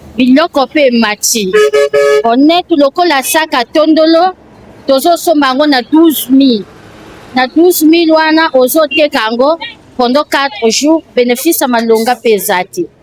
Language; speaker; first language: Lingala; native; Lingala